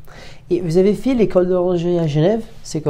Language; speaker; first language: French; non-native, learner; Italian